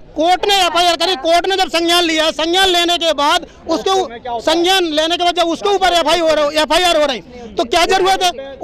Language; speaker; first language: Hindi; native; Hindi